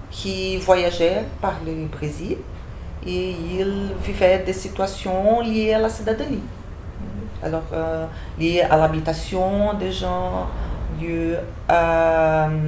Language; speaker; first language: French; non-native, fluent; Portuguese